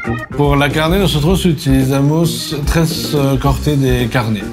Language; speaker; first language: Spanish; non-native, learner; French